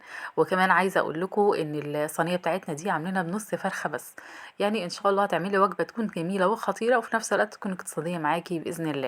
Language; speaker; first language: Arabic; native; Arabic